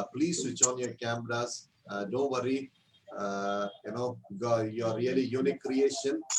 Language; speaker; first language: English; non-native, local second language; Tamil